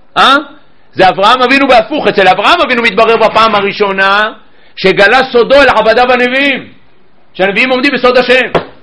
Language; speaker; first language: Hebrew; native; Hebrew